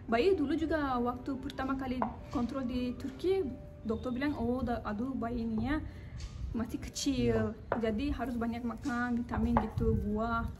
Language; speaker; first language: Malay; non-native, learner; Turkish